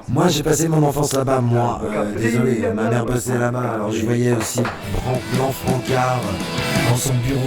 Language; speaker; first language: French; native; French